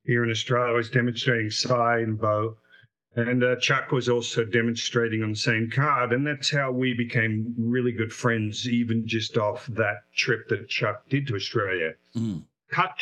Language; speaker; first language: English; native; English